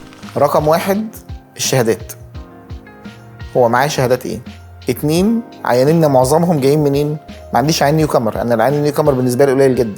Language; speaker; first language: Arabic; native; Arabic